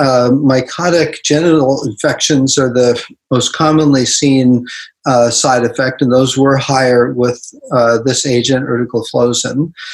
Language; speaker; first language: English; native; English